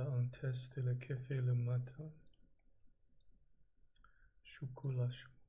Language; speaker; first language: French; non-native, learner; English